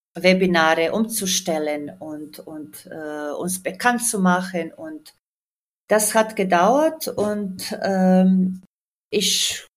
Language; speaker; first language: German; non-native, fluent; Croatian